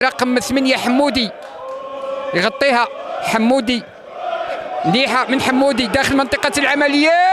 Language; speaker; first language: Arabic; native; Arabic